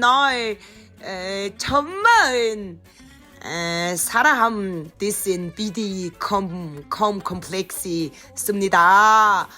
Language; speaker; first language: Korean; non-native, learner; Mongolian